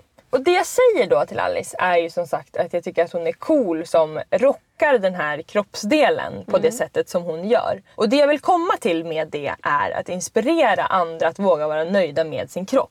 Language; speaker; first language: Swedish; native; Swedish